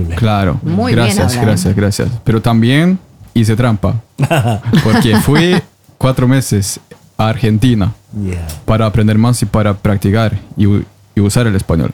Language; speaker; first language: Spanish; non-native, fluent; Norwegian